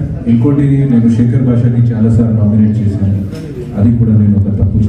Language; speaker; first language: Telugu; non-native, fluent; Hindi